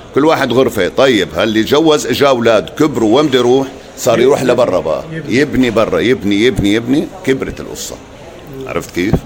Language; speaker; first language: Arabic; native; Arabic